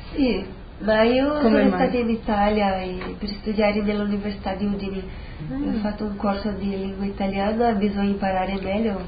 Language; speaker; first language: Italian; non-native, learner; Portuguese